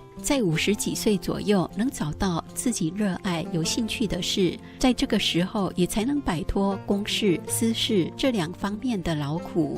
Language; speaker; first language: Chinese; native; Chinese